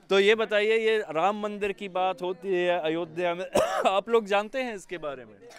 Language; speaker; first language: Hindi; native; Hindi